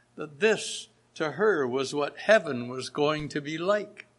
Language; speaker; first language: English; native; English